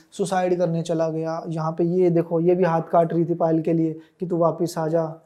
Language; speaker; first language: Hindi; native; Hindi